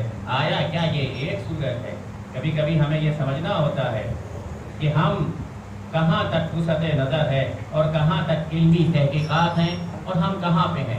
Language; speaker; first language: Urdu; native; Urdu